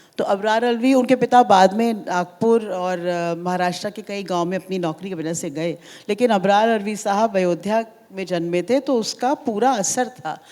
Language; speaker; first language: Hindi; native; Hindi